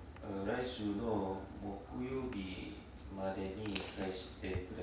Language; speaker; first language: Japanese; non-native, learner; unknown